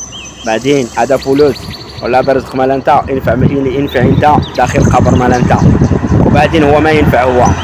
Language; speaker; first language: Arabic; non-native, learner; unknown